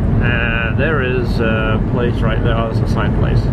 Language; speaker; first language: English; native; English